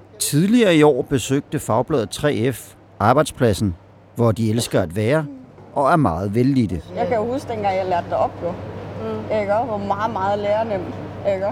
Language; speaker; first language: Danish; native; Danish